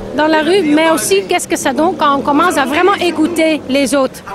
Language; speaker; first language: French; non-native, learner; Dutch